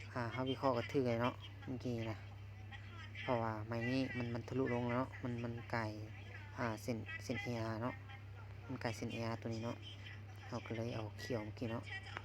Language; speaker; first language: Thai; native; Thai